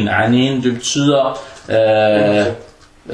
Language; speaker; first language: Danish; early bilingual, other home language; Arabic